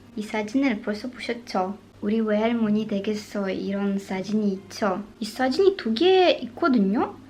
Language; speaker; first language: Korean; non-native, fluent; Russian